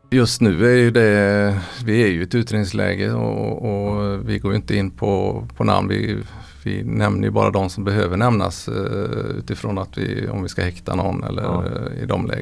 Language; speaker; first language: Swedish; native; Swedish